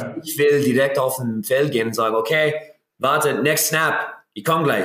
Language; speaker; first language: German; non-native, learner; English